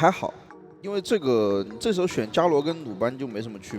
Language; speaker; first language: Chinese; native; Chinese